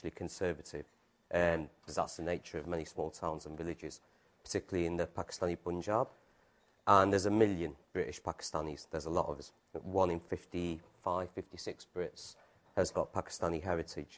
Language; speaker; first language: English; native; English